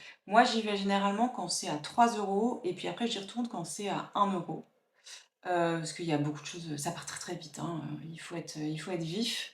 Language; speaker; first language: French; native; French